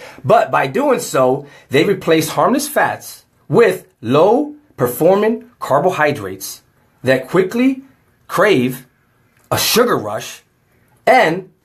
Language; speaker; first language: English; native; English